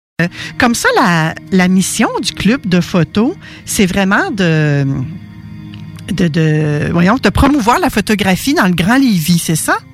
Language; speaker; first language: French; native; French